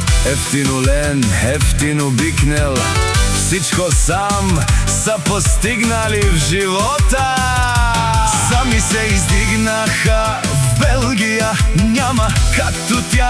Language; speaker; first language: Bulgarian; non-native, local second language; Romany